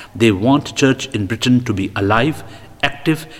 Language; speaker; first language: English; non-native, local second language; Punjabi